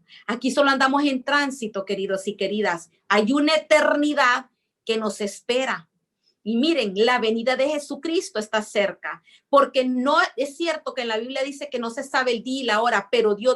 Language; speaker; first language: Spanish; native; Spanish